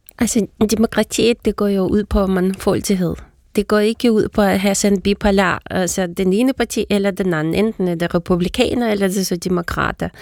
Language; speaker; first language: Danish; non-native, fluent; Russian